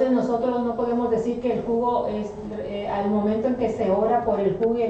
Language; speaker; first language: Spanish; native; Spanish